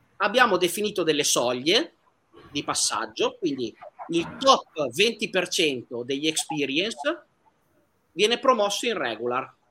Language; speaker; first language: Italian; native; Italian